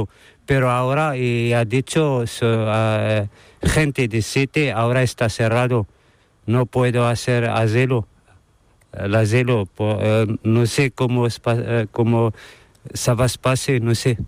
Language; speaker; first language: Spanish; non-native, learner; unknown